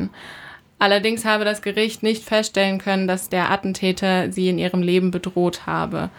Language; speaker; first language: German; native; German